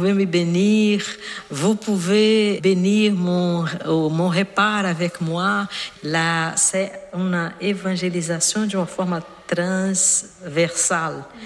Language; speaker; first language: French; non-native, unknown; Portuguese